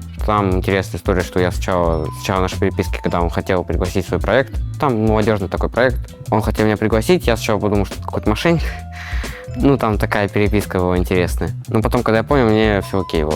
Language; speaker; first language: Russian; native; Russian